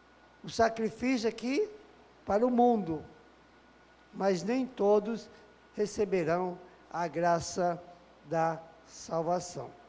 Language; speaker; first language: Portuguese; native; Portuguese